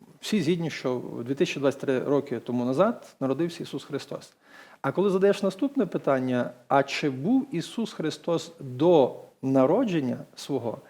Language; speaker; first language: Ukrainian; native; Ukrainian